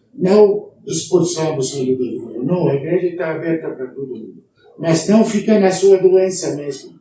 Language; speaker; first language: Portuguese; non-native, learner; Arabic